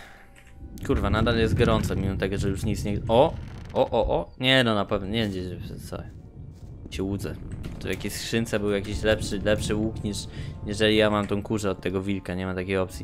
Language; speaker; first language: Polish; native; Polish